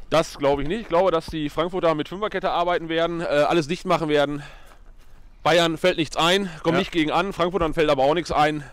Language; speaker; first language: German; native; German